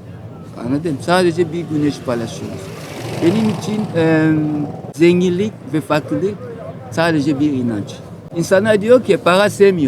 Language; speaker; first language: Turkish; non-native, learner; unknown